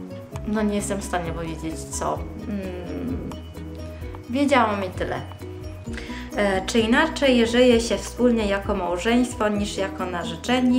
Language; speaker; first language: Polish; early bilingual, heritage; Polish